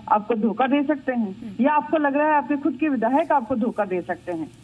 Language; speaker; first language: Hindi; native; Hindi